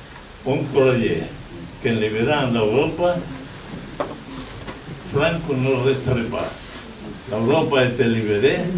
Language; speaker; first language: French; non-native, fluent; Spanish